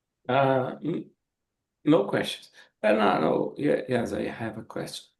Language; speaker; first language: English; non-native, learner; Portuguese